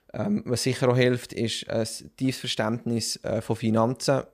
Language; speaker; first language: German; native; German